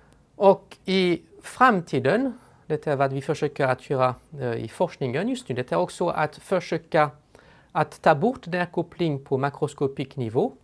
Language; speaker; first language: Swedish; non-native, fluent; French